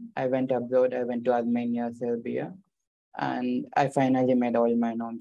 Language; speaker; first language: English; non-native, local second language; Telugu